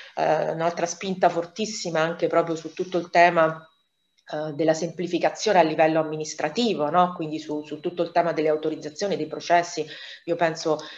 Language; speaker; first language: Italian; native; Italian